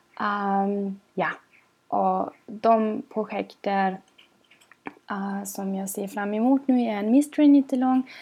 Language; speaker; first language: Swedish; non-native, fluent; German